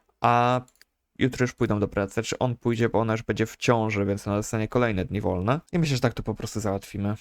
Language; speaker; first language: Polish; native; Polish